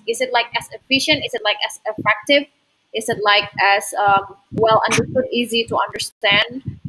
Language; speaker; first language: English; non-native, fluent; Indonesian